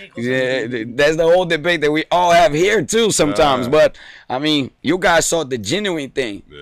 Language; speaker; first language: English; non-native, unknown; Portuguese